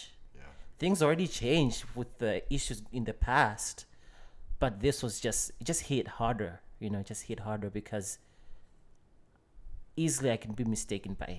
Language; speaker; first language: English; non-native, local second language; Nyanja